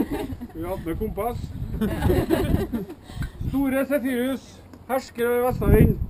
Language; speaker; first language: Norwegian; native; Norwegian